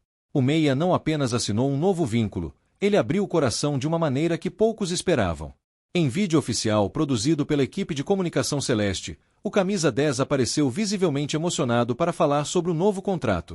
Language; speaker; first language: Portuguese; native; Portuguese